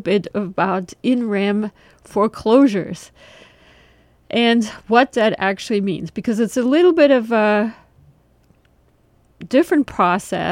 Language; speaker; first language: English; non-native, fluent; German